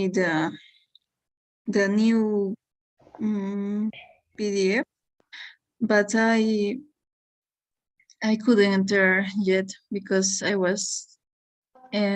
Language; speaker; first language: English; non-native, learner; Spanish